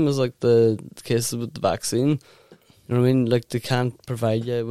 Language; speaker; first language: English; native; English